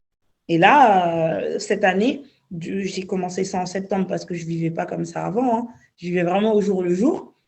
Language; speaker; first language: French; native; French